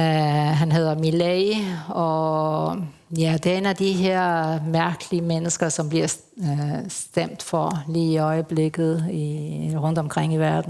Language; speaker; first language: Danish; non-native, fluent; Spanish